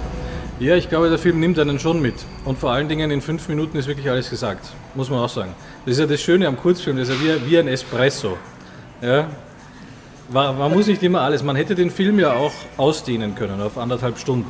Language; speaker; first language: German; native; German